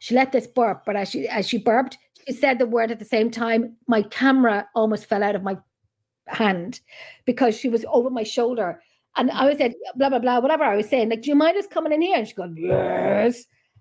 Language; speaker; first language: English; native; English